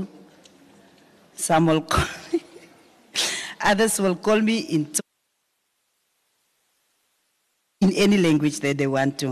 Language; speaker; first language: English; non-native, local second language; Afrikaans